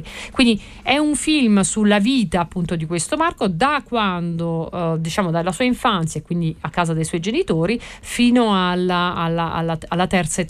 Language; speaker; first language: Italian; native; Italian